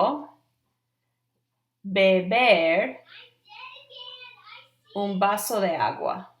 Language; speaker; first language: Spanish; non-native, fluent; English